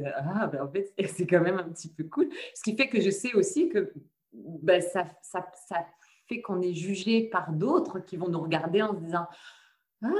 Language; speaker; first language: French; native; French